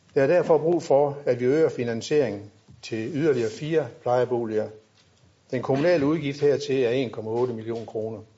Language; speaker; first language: Danish; native; Danish